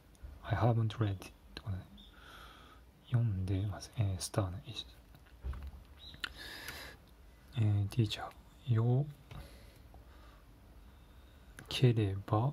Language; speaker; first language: Japanese; non-native, learner; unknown